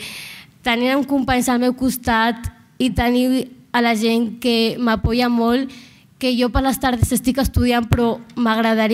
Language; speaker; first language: Catalan; non-native, local second language; Arabic